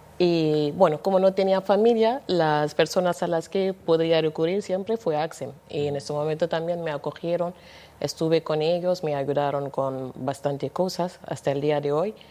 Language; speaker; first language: Spanish; non-native, fluent; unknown